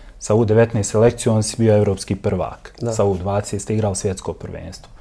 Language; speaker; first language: Croatian; native; Croatian